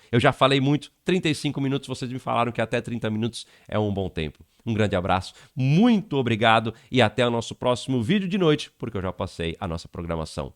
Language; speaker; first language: Portuguese; native; Portuguese